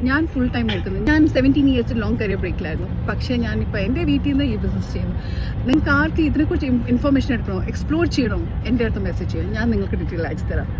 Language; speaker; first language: Malayalam; early bilingual, heritage; Malayalam